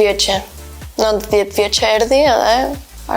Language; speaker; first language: Albanian; early bilingual, heritage; Albanian